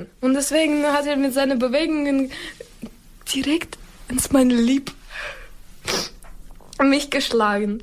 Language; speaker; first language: German; non-native, learner; Ukrainian